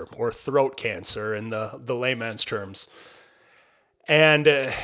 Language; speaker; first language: English; native; English